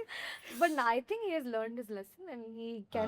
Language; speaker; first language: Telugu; non-native, fluent; Hindi